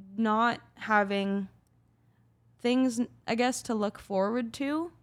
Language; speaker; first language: English; native; English